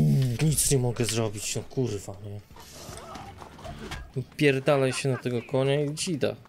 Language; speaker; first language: Polish; native; Polish